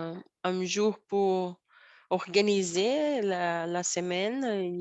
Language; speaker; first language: French; non-native, learner; Portuguese